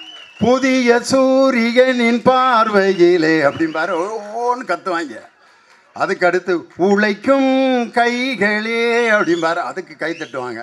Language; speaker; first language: Tamil; native; Tamil